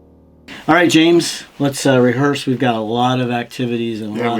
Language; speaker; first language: English; native; English